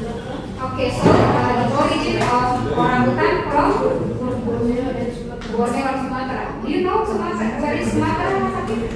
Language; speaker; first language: English; non-native, learner; Indonesian